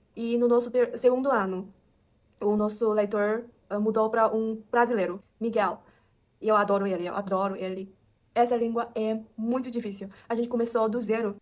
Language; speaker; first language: Portuguese; non-native, fluent; Chinese